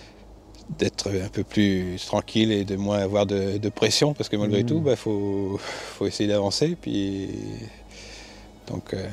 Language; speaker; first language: French; native; French